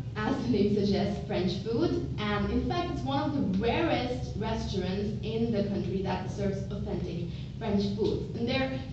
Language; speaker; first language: English; non-native, local second language; Bangla